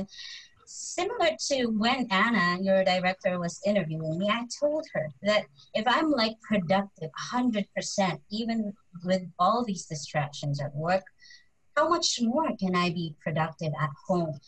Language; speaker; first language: English; non-native, local second language; Filipino